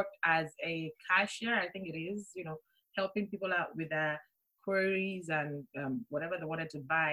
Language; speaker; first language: English; non-native, local second language; Yoruba